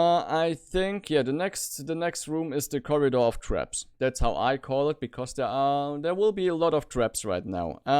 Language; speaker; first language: English; non-native, fluent; German